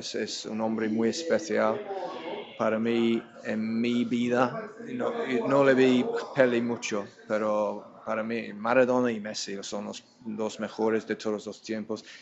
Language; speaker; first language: Spanish; non-native, fluent; English